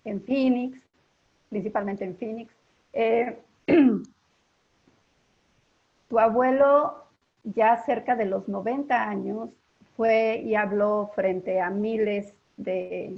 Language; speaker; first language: Spanish; native; Spanish